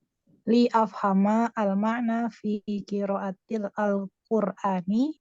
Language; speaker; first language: Arabic; non-native, learner; Indonesian